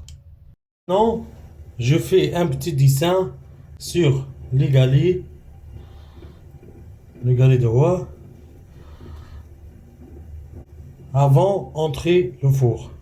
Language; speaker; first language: French; non-native, local second language; Arabic